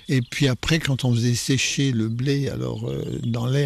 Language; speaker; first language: French; native; French